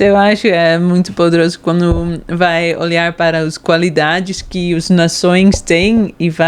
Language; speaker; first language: Portuguese; non-native, fluent; Dutch